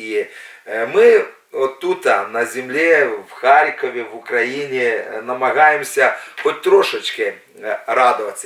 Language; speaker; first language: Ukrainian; non-native, local second language; Russian